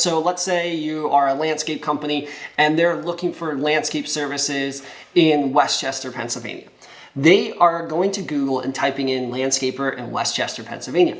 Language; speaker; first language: English; native; English